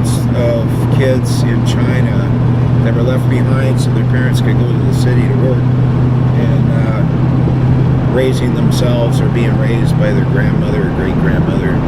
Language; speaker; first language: English; native; English